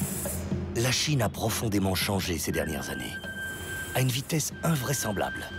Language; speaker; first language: French; native; French